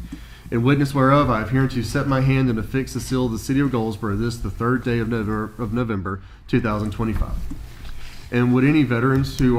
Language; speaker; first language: English; native; English